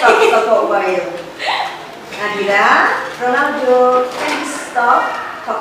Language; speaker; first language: English; non-native, fluent; Indonesian